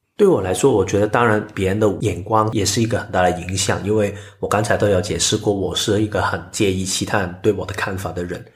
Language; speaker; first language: Chinese; non-native, local second language; Cantonese